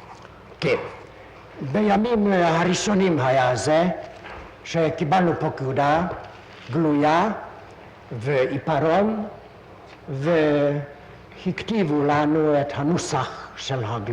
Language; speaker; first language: Hebrew; non-native, fluent; Hungarian